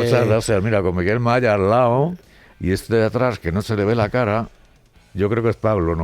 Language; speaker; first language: Spanish; native; Spanish